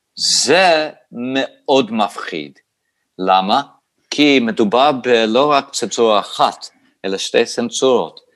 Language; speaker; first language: Hebrew; non-native, fluent; English